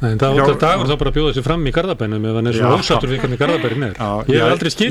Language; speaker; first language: Icelandic; native; Icelandic